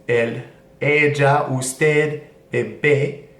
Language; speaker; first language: Spanish; non-native, learner; English